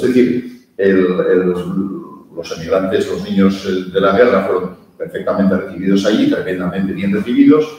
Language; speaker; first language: Spanish; early bilingual, heritage; Spanish